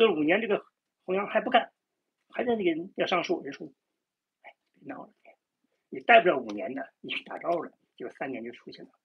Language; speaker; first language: Chinese; native; Chinese